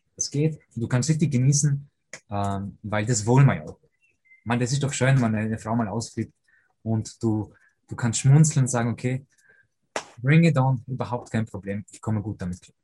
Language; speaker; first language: German; early bilingual, other home language; Polish